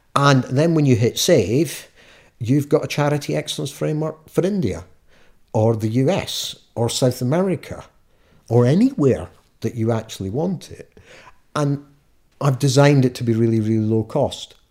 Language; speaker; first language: English; native; English